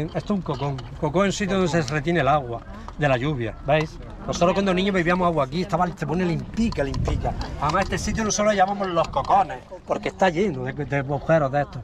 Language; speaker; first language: Spanish; native; Spanish